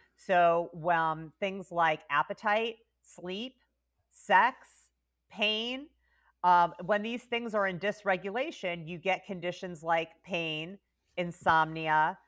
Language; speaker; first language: English; native; English